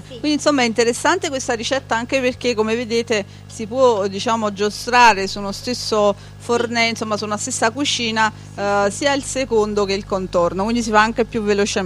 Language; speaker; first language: Italian; native; Italian